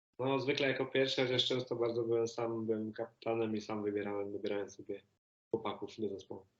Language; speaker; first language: Polish; native; Polish